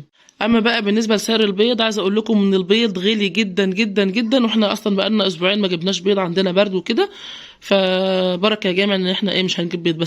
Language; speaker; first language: Arabic; native; Arabic